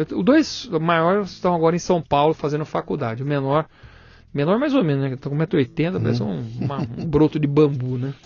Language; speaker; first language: Portuguese; native; Portuguese